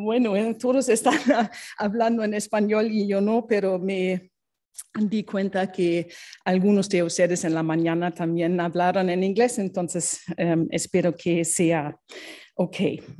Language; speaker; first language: Spanish; non-native, fluent; German